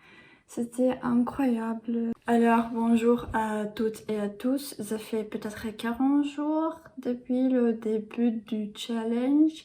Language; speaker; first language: French; non-native, learner; English